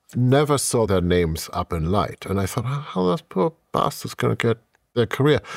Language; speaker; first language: English; non-native, fluent; German